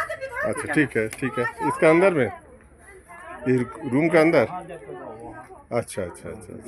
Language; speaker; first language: Hindi; non-native, local second language; Bangla